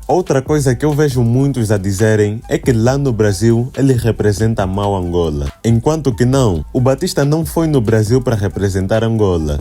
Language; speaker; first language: Portuguese; native; Portuguese